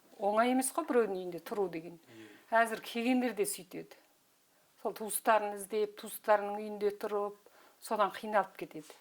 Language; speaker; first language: Kazakh; native; Kazakh